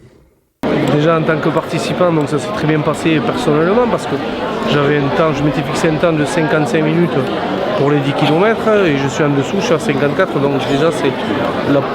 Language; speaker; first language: French; native; French